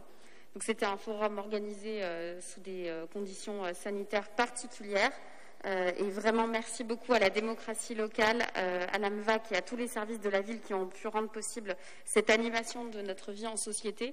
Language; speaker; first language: French; native; French